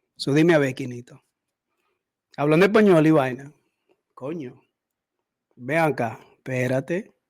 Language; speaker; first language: Spanish; early bilingual, heritage; Spanish